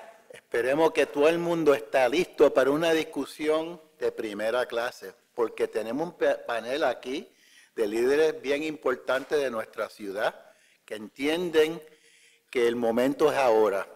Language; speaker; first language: Spanish; early bilingual, heritage; Spanish